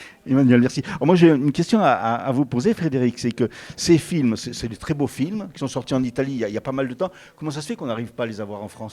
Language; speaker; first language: French; native; French